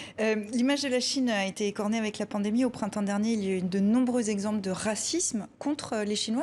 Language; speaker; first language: French; native; French